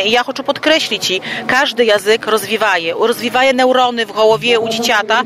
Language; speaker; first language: Ukrainian; native; Ukrainian